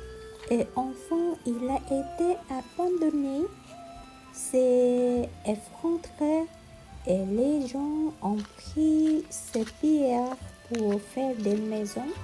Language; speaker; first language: French; non-native, learner; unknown